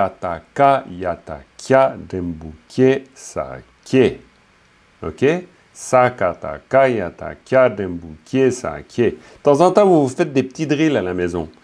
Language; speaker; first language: French; native; French